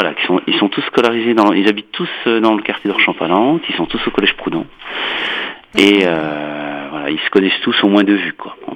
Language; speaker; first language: French; native; French